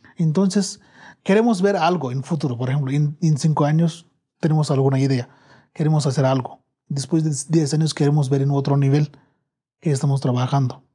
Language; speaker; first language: Spanish; non-native, learner; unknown